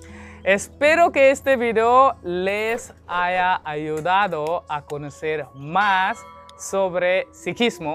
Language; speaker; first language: Spanish; non-native, learner; Hindi